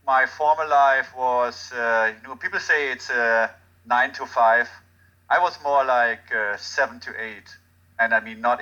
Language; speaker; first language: English; non-native, fluent; German